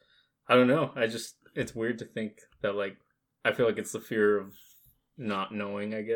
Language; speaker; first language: English; early bilingual, other home language; Spanish